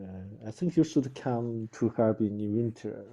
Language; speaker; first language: English; non-native, learner; Chinese